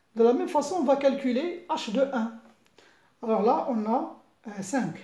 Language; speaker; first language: French; non-native, local second language; Arabic